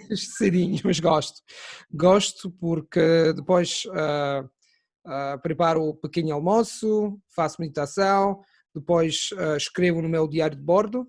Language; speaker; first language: Portuguese; non-native, fluent; Italian